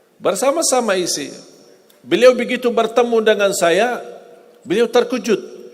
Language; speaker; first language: Indonesian; non-native, fluent; Arabic